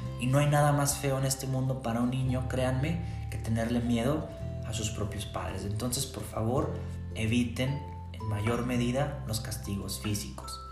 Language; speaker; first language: Spanish; native; Spanish